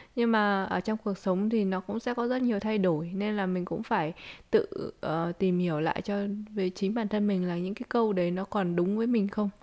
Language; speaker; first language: Vietnamese; early bilingual, heritage; Vietnamese